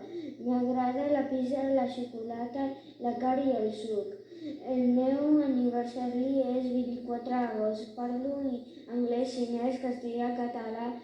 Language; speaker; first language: Catalan; non-native, learner; Chinese